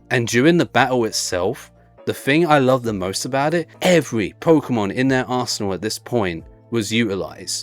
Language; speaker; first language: English; native; English